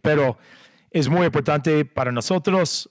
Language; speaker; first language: Spanish; non-native, learner; English